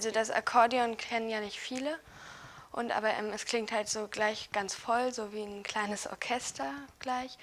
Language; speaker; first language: German; native; German